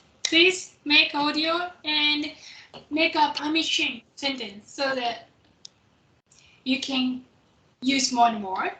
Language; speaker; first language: English; non-native, fluent; Japanese